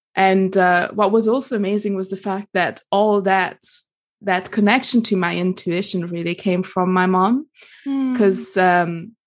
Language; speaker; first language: English; non-native, fluent; Italian